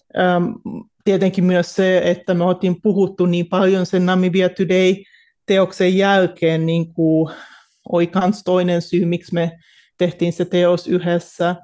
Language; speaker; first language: Finnish; native; Finnish